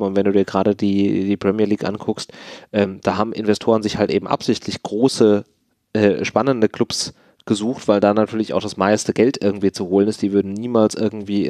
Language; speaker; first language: German; native; German